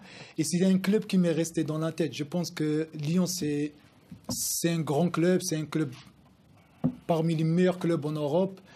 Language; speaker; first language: French; non-native, local second language; Arabic